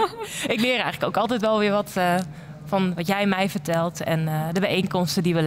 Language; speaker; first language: Dutch; native; Dutch